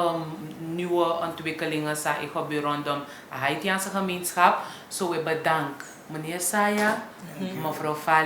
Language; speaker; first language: Dutch; non-native, learner; Haitian Creole